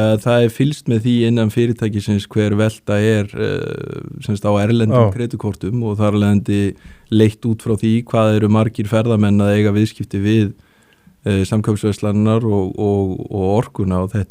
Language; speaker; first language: Icelandic; native; Icelandic